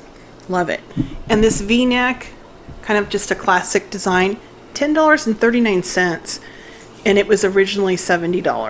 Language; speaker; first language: English; native; English